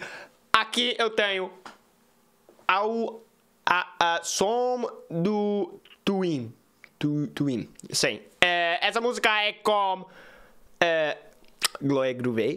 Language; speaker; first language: Portuguese; non-native, learner; English